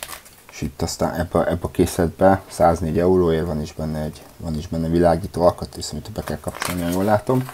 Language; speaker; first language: Hungarian; native; Hungarian